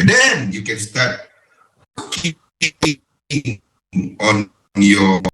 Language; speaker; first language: English; non-native, local second language; Malay